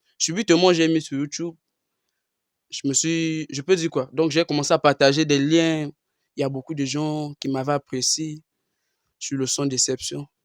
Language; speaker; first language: French; non-native, local second language; Lingala